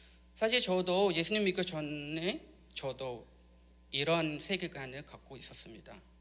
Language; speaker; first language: Korean; non-native, learner; Khmer